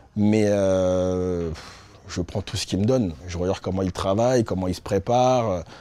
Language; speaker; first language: French; native; French